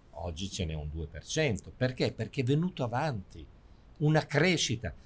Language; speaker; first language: Italian; native; Italian